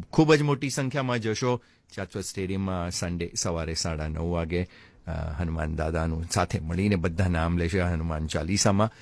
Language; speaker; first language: Gujarati; early bilingual, heritage; Gujarati